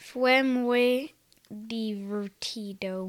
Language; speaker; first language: Spanish; non-native, learner; English